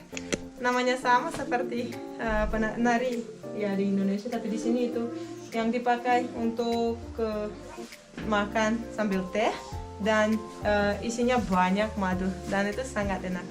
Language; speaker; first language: Indonesian; non-native, fluent; Russian